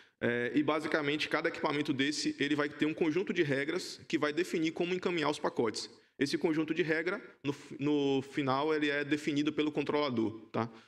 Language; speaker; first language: Portuguese; native; Portuguese